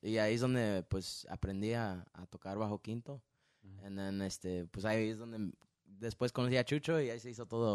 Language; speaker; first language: Spanish; early bilingual, other home language; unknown